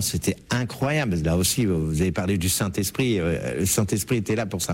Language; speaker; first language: French; native; French